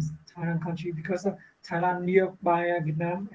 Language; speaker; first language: English; non-native, learner; Vietnamese